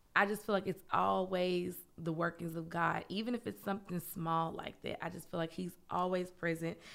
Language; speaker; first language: English; native; English